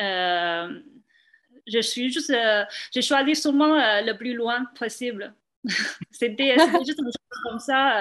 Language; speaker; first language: French; non-native, fluent; Chinese